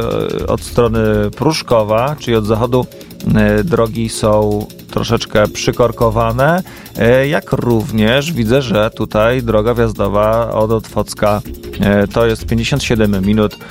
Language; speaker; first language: Polish; native; Polish